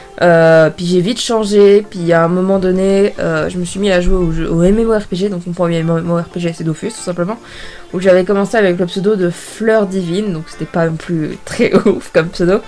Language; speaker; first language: French; native; French